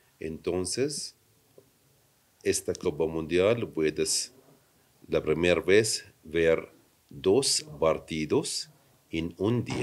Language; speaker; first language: Spanish; non-native, learner; Arabic